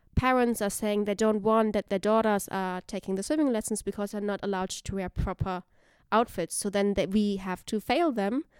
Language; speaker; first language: English; non-native, fluent; German